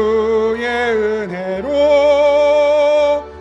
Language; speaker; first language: Korean; native; Korean